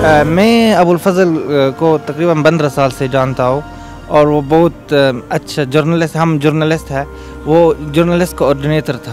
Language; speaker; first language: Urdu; non-native, fluent; Arabic